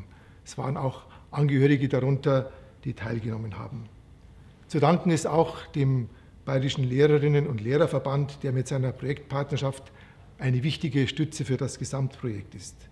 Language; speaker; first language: German; native; German